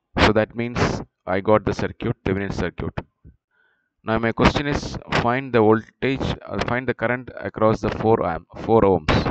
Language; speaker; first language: English; non-native, local second language; Malayalam